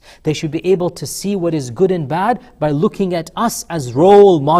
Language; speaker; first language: English; native; English